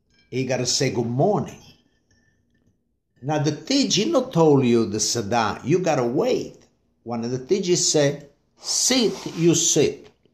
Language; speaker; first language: English; non-native, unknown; Italian